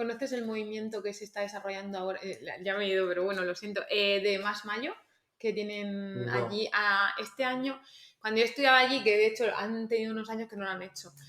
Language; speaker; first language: Spanish; native; Spanish